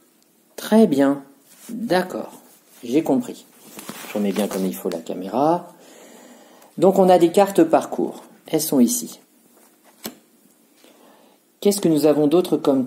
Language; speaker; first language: French; native; French